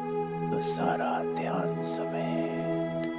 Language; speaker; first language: Hindi; native; Hindi